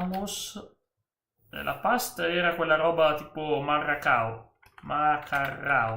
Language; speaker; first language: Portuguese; non-native, learner; Italian